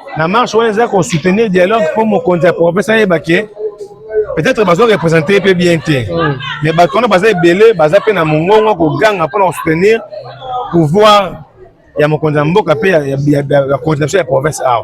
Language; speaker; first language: Lingala; non-native, local second language; Kongo